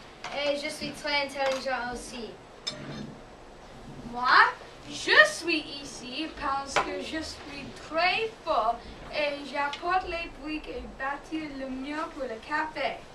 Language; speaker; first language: French; non-native, learner; English